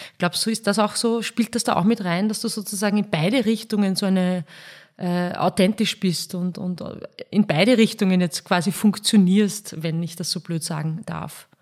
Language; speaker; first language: German; native; German